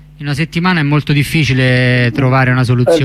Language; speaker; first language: Italian; native; Italian